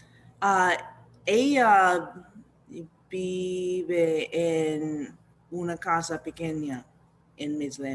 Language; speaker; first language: Spanish; non-native, learner; English